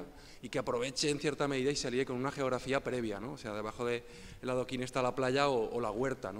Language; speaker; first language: Spanish; native; Spanish